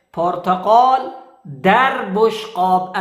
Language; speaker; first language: Persian; non-native, fluent; Urdu